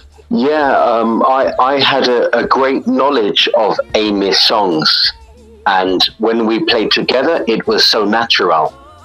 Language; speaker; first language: English; native; English